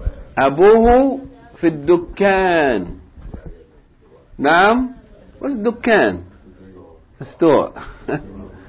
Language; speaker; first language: Arabic; non-native, fluent; English